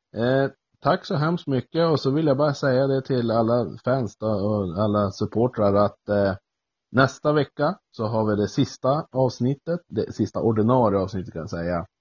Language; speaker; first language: Swedish; native; Swedish